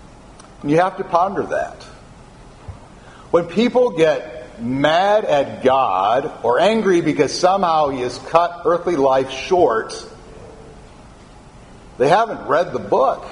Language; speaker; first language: English; native; English